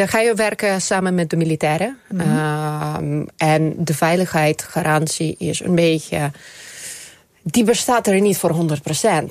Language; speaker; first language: Dutch; non-native, fluent; Ukrainian